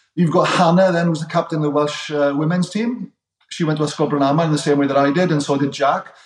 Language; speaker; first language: English; native; English